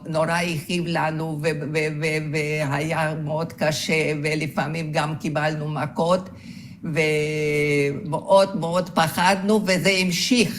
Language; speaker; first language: Hebrew; early bilingual, other home language; Hungarian